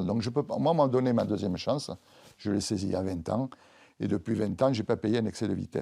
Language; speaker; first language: French; native; French